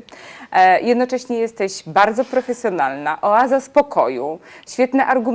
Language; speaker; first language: Polish; native; Polish